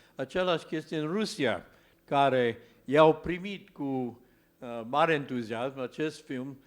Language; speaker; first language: Romanian; non-native, learner; English